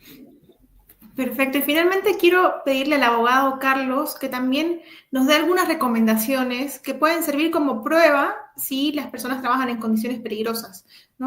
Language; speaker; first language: Spanish; native; Spanish